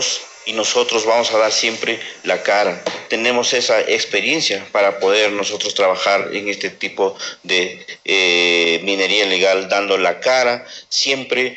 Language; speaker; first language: Spanish; native; Spanish